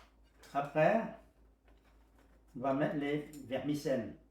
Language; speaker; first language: French; non-native, fluent; Vietnamese